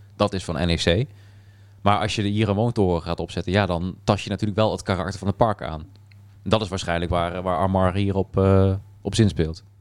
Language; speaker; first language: Dutch; native; Dutch